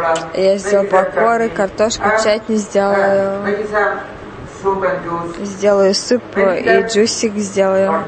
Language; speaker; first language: Russian; native; Russian